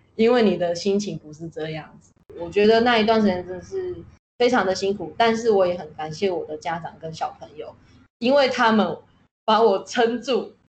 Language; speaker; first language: Chinese; native; Chinese